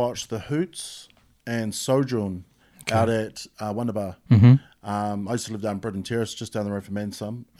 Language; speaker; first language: English; native; English